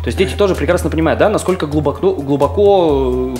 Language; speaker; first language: Russian; native; Russian